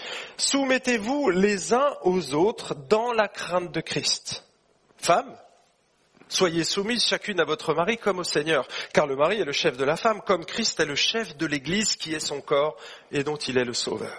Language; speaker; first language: French; native; French